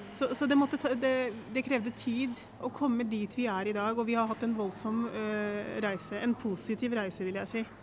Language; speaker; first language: Norwegian; early bilingual, other home language; Urdu